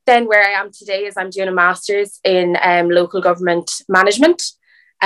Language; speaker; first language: English; native; English